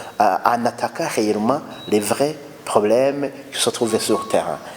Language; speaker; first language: French; non-native, local second language; Rundi